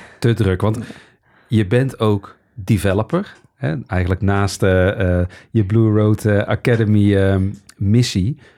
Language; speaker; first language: Dutch; native; Dutch